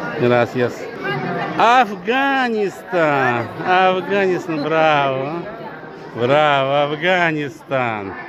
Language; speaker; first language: Spanish; non-native, learner; Ukrainian